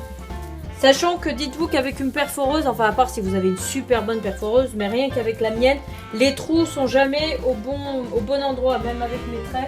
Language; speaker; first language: French; native; French